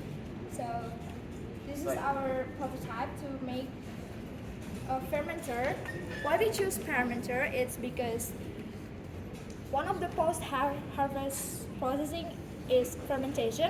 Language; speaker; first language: English; non-native, learner; Indonesian